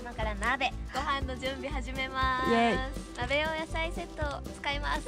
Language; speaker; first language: Japanese; native; Japanese